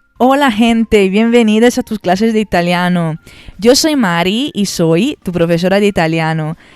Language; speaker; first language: Spanish; non-native, fluent; Italian